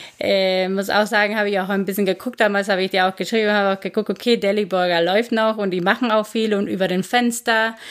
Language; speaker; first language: German; non-native, fluent; Spanish